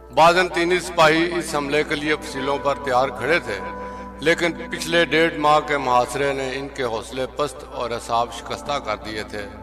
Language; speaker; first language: Urdu; non-native, local second language; Punjabi